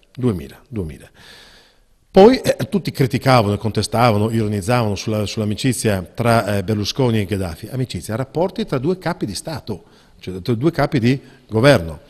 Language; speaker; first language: Italian; native; Italian